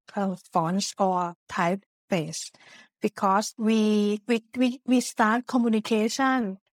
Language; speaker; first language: English; non-native, learner; Thai